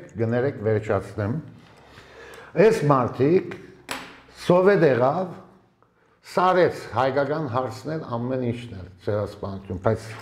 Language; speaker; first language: Armenian; early bilingual, heritage; Armenian